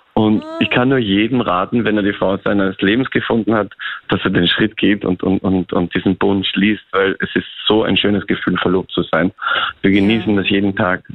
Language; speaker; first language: German; native; German